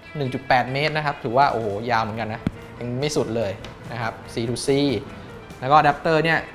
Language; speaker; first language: Thai; native; Thai